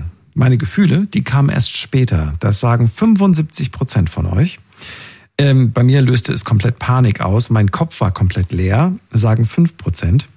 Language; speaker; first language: German; native; German